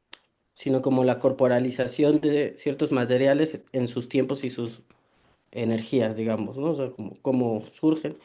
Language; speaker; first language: Spanish; native; Spanish